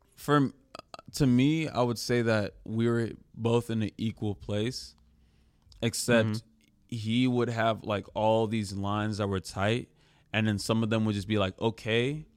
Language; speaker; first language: English; early bilingual, other home language; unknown